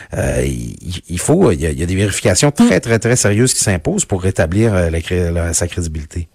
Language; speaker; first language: French; native; French